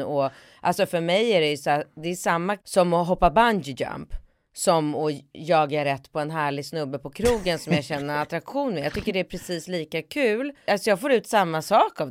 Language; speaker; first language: Swedish; native; Swedish